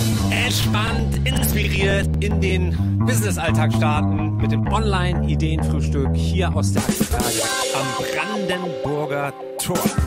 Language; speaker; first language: German; native; German